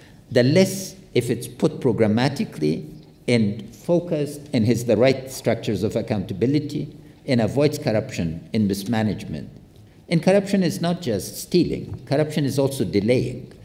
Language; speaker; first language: English; non-native, fluent; Pashto